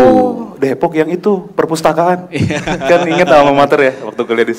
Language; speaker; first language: Indonesian; native; Indonesian